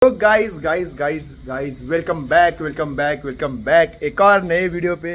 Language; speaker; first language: Hindi; non-native, local second language; Marathi